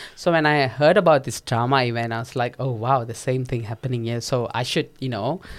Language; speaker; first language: English; non-native, local second language; Tamil